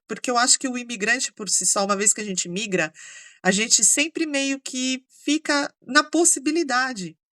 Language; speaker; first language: Portuguese; native; Portuguese